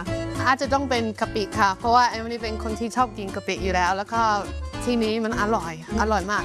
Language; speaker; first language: Thai; non-native, fluent; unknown